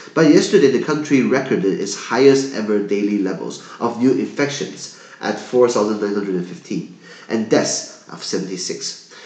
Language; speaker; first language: English; non-native, fluent; Chinese